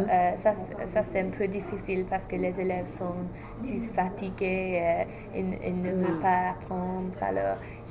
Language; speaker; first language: French; non-native, fluent; English